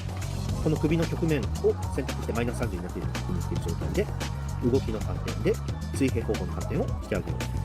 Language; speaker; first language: Japanese; native; Japanese